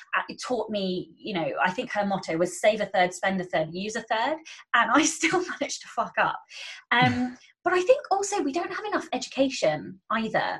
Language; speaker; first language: English; native; English